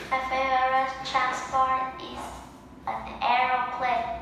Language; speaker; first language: English; non-native, learner; Vietnamese